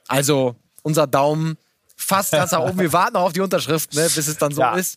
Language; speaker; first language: German; native; German